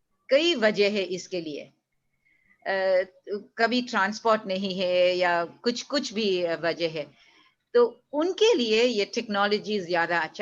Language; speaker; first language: Hindi; non-native, fluent; English